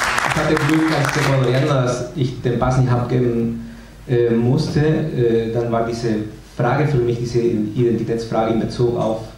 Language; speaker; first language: German; non-native, fluent; Spanish